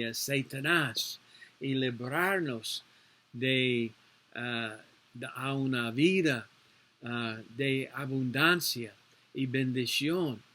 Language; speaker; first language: Spanish; non-native, learner; English